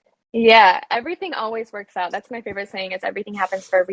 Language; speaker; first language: English; native; English